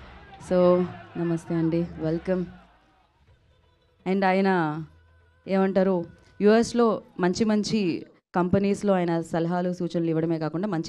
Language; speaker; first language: Telugu; native; Telugu